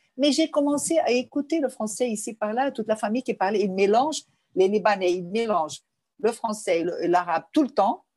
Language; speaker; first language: French; non-native, fluent; Portuguese